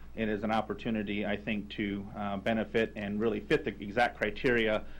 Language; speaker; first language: English; native; English